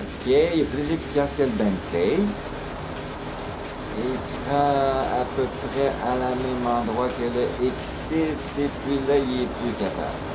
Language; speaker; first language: French; native; French